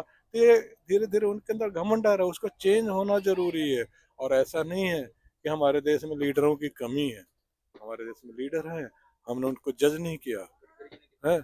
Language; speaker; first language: Hindi; native; Hindi